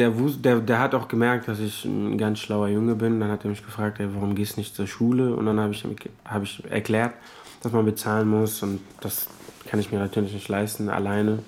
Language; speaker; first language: German; non-native, fluent; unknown